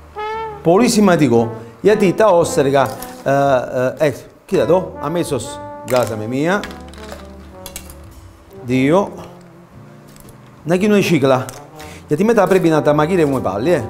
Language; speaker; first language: Greek; non-native, fluent; Italian